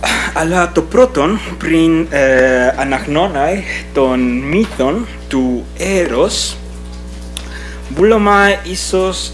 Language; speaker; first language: Greek; non-native, fluent; Spanish